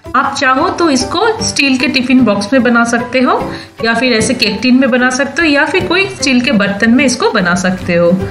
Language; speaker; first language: Hindi; non-native, local second language; Bangla